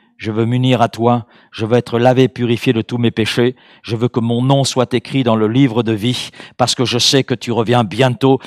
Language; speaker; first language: French; native; French